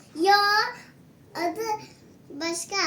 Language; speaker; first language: Turkish; early bilingual, heritage; Turkish